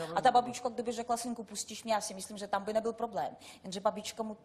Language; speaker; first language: Czech; non-native, fluent; Russian